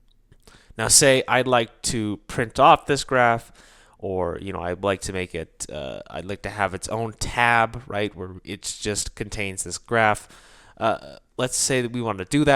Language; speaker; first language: English; native; English